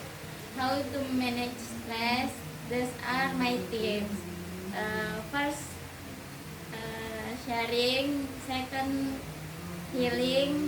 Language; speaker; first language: English; non-native, learner; Indonesian